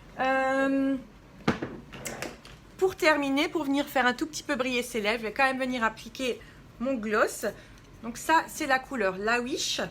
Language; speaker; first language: French; native; French